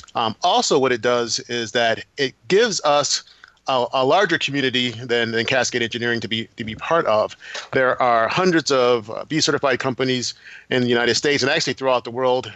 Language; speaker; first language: English; native; English